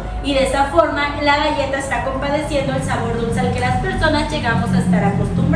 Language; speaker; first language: Spanish; native; Spanish